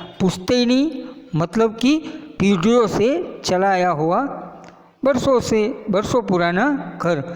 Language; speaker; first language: Hindi; non-native, local second language; Gujarati